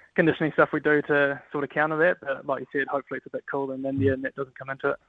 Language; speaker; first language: English; native; English